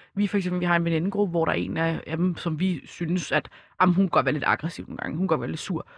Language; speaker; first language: Danish; early bilingual, other home language; Kurdish